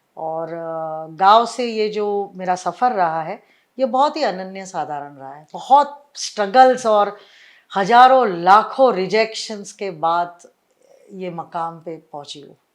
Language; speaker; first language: Hindi; non-native, local second language; Marwari